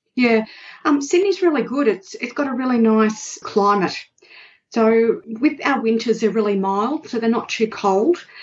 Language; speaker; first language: English; native; English